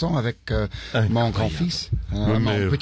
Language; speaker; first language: French; early bilingual, heritage; English